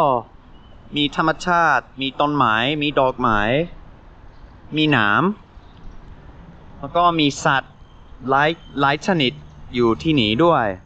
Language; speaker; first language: Thai; non-native, learner; English